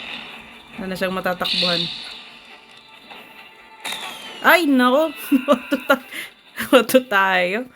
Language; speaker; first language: Filipino; native; Filipino